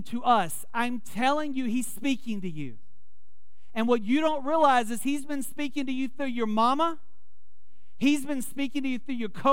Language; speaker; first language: English; native; English